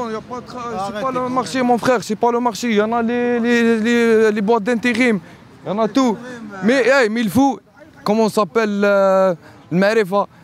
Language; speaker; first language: French; non-native, learner; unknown